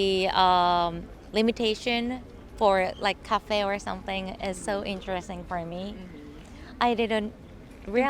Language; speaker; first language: English; non-native, learner; Japanese